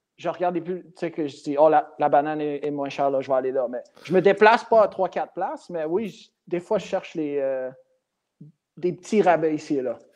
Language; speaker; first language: French; non-native, local second language; English